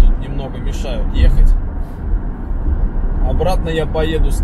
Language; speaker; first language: Russian; native; Russian